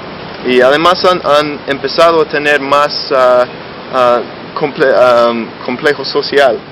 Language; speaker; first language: Spanish; non-native, fluent; English